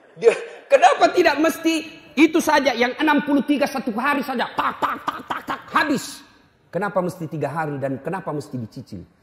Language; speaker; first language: Indonesian; non-native, local second language; Buginese